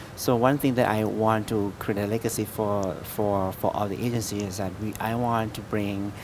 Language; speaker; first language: English; non-native, fluent; Thai